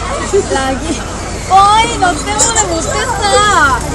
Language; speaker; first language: Korean; non-native, learner; Indonesian